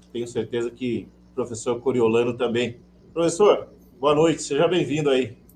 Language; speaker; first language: Portuguese; native; Portuguese